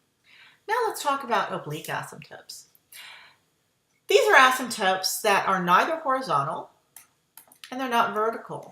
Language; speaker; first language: English; native; English